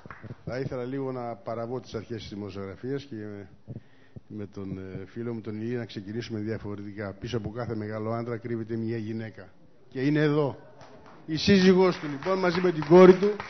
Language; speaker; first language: Greek; native; Greek